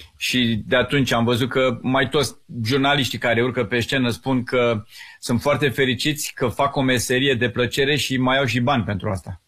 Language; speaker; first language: Romanian; native; Romanian